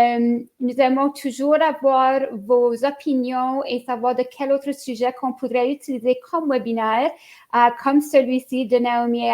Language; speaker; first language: French; native; French